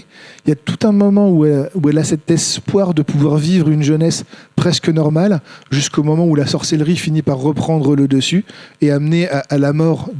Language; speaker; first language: French; native; French